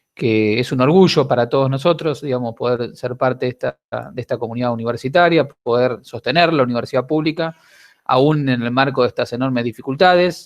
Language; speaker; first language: Spanish; native; Spanish